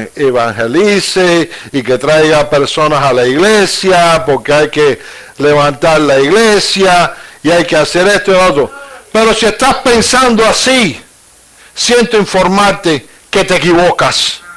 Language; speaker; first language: Spanish; native; Spanish